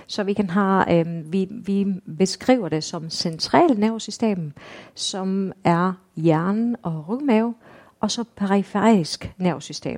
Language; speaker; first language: Danish; non-native, fluent; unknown